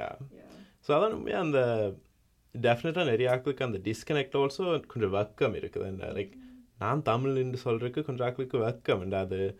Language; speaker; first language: Tamil; early bilingual, heritage; Tamil